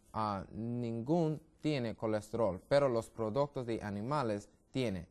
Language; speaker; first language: Spanish; non-native, learner; English